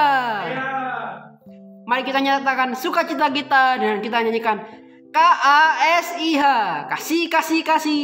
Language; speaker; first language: Indonesian; native; Indonesian